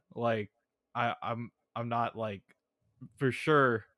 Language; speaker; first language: English; native; English